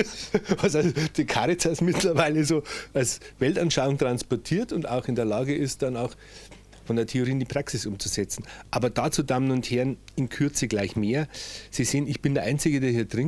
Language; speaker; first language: German; native; German